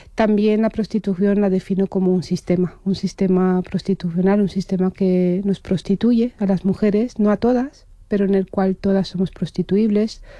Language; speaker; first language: Spanish; non-native, fluent; Romanian